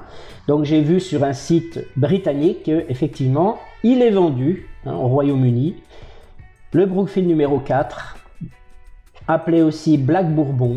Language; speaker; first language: French; native; French